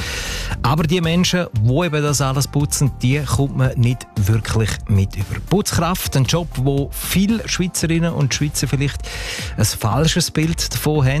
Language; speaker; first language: German; native; German